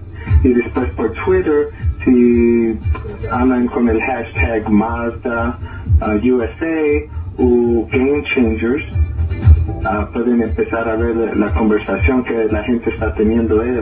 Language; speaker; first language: Spanish; early bilingual, heritage; Spanish